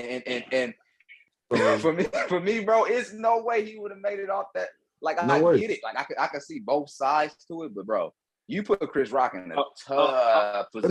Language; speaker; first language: English; native; English